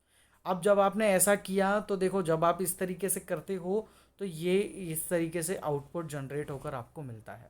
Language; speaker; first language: Hindi; native; Hindi